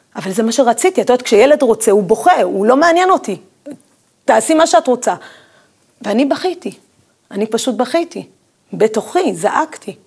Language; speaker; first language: Hebrew; native; Hebrew